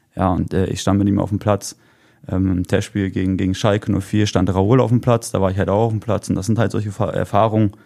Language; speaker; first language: German; native; German